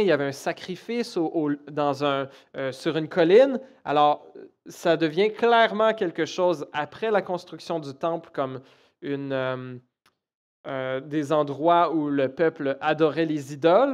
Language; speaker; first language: French; native; French